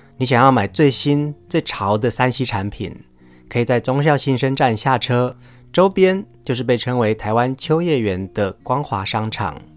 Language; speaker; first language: Chinese; native; Chinese